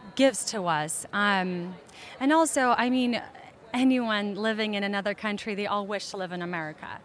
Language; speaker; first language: English; early bilingual, other home language; Russian